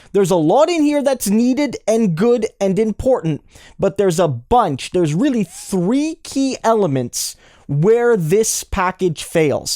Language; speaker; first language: English; native; English